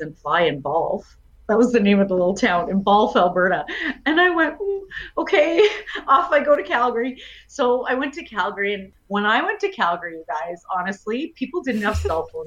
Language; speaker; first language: English; native; English